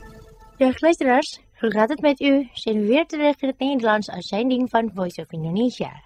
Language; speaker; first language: Dutch; non-native, fluent; Indonesian